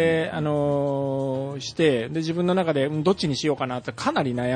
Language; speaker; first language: Japanese; native; Japanese